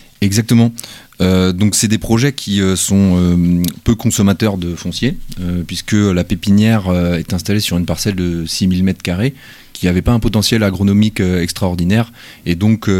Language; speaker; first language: French; native; French